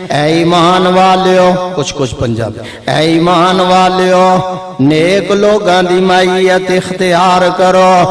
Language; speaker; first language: Urdu; native; Urdu